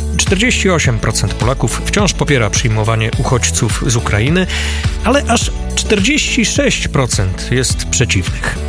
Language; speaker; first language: Polish; native; Polish